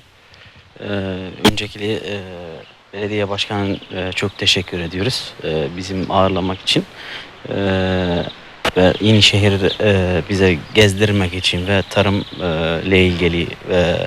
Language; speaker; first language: Turkish; non-native, learner; Arabic